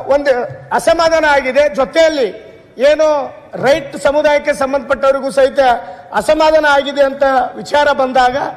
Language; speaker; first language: Kannada; non-native, local second language; Lambadi